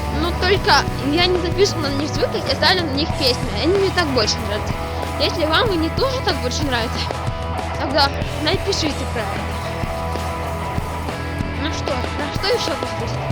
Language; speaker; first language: Russian; non-native, local second language; Ukrainian